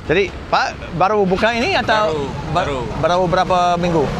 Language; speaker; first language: Indonesian; non-native, learner; English